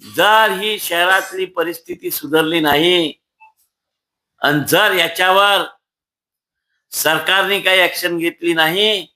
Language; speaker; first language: Marathi; native; Marathi